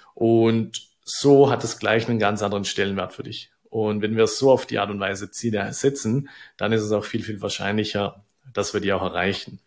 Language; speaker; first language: German; native; German